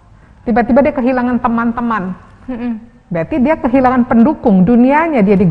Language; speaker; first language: Indonesian; native; Indonesian